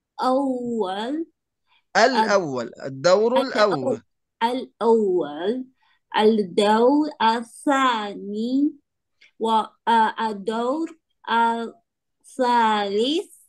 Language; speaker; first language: Arabic; non-native, learner; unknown